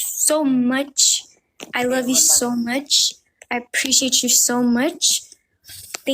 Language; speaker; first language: English; early bilingual, heritage; Amharic